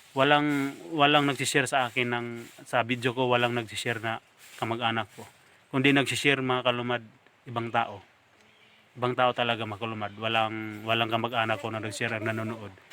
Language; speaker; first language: Filipino; non-native, local second language; Cebuano